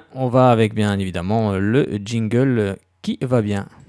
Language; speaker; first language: French; native; French